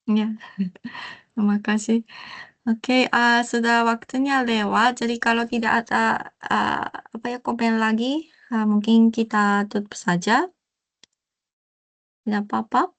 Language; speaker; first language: Indonesian; non-native, learner; Japanese